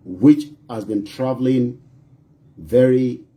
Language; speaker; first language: English; non-native, local second language; Yoruba